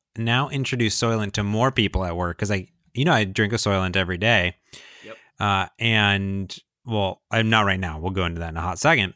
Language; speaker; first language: English; native; English